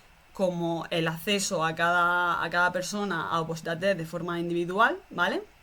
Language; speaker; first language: Spanish; native; Spanish